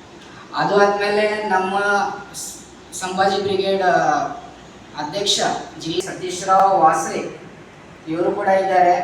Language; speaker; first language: Kannada; non-native, local second language; Marathi